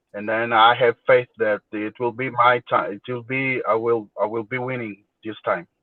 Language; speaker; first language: English; non-native, learner; Portuguese